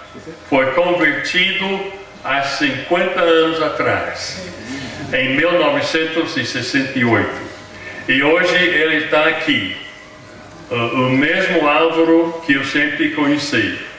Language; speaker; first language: Portuguese; non-native, fluent; English